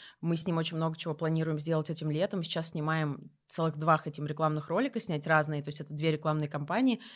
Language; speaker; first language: Russian; native; Russian